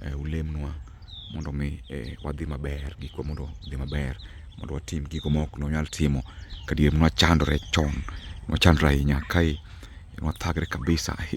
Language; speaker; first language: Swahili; non-native, local second language; Luo (Kenya and Tanzania)